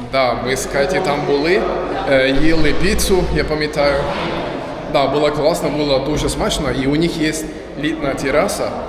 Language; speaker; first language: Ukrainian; non-native, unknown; Turkish